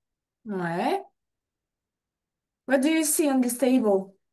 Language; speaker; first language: English; non-native, fluent; French